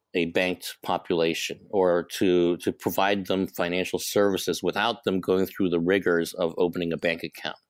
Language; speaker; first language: English; non-native, local second language; Cantonese